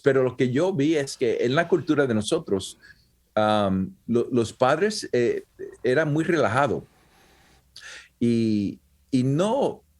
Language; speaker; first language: Spanish; early bilingual, heritage; Spanish